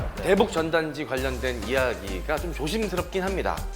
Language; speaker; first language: Korean; native; Korean